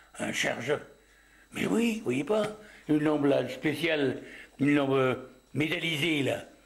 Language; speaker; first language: French; native; French